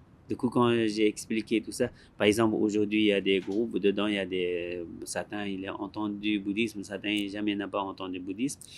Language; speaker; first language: French; non-native, learner; Tibetan